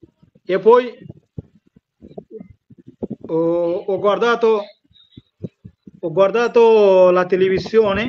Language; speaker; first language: Italian; non-native, learner; Bangla